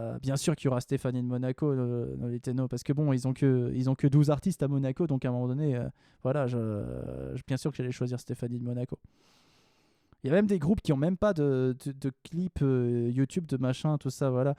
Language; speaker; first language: French; native; French